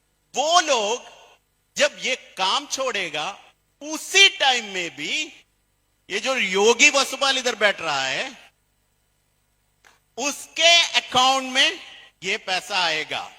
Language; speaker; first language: Hindi; non-native, local second language; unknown